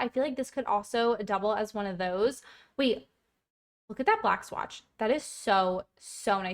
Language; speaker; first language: English; native; English